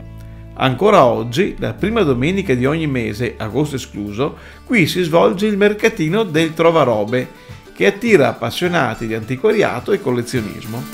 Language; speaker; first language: Italian; native; Italian